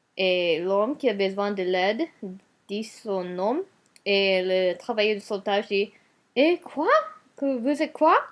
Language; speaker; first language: French; non-native, learner; Japanese